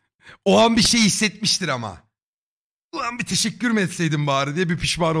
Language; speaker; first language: Turkish; native; Turkish